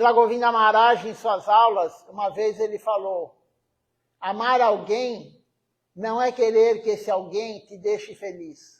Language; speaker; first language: Portuguese; native; Portuguese